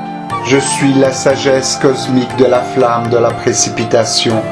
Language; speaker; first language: French; native; French